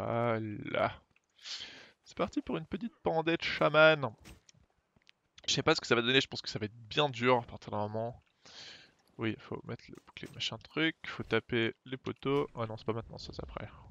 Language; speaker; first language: French; native; French